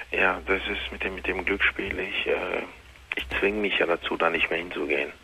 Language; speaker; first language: German; non-native, fluent; Arabic